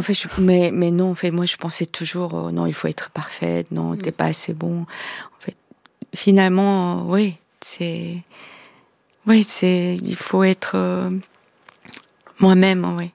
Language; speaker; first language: French; non-native, fluent; Korean